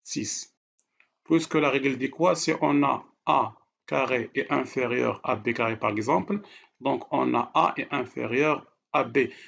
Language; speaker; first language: French; non-native, local second language; Arabic